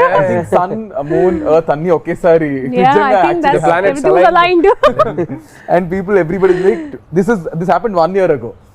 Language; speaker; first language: Telugu; native; Telugu